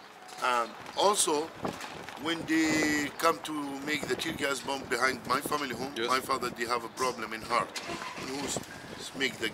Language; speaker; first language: English; non-native, learner; Arabic